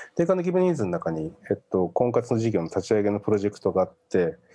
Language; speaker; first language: Japanese; native; Japanese